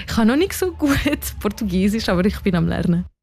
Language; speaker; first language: German; non-native, local second language; French